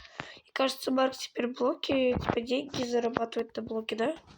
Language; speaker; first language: Russian; native; Russian